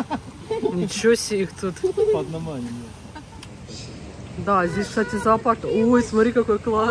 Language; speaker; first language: Russian; native; Russian